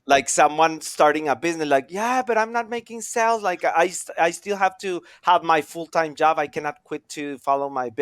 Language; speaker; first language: English; non-native, fluent; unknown